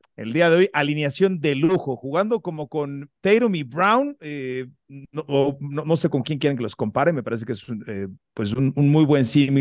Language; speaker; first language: Spanish; native; Spanish